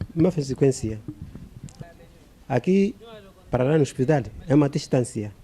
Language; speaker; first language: Portuguese; non-native, local second language; Makhuwa